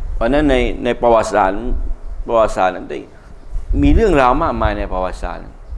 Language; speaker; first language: Thai; non-native, local second language; Malay